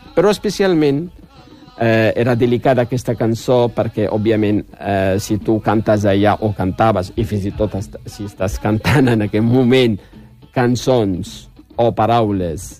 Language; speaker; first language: Catalan; non-native, fluent; Riffian